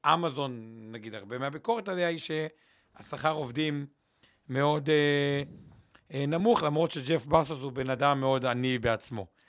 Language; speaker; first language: Hebrew; native; Hebrew